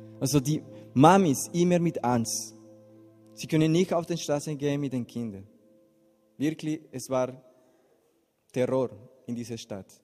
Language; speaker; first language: German; non-native, learner; Spanish